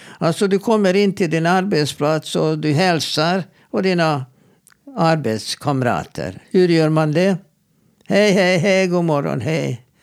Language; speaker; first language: Swedish; non-native, fluent; Hebrew